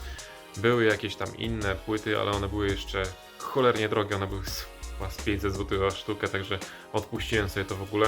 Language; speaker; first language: Polish; native; Polish